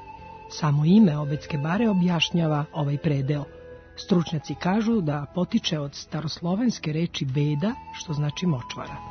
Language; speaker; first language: Serbian; native; Serbian